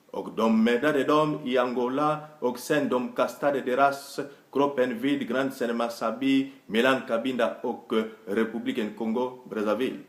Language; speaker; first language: Swedish; non-native, fluent; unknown